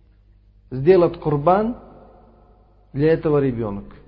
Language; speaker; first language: Russian; non-native, fluent; Uzbek